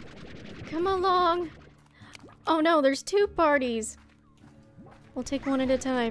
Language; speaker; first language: English; native; English